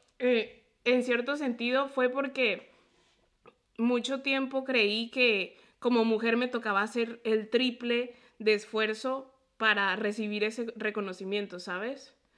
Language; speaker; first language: Spanish; native; Spanish